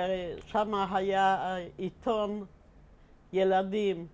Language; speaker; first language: Hebrew; non-native, fluent; Polish